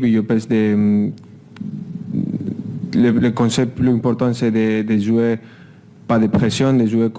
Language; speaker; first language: French; non-native, fluent; Spanish